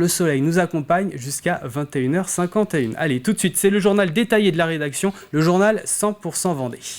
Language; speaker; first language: French; native; French